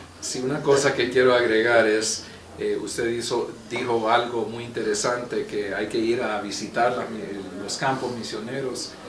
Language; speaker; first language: Spanish; non-native, local second language; English